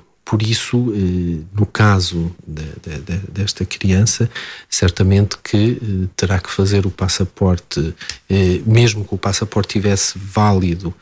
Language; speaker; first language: Portuguese; native; Portuguese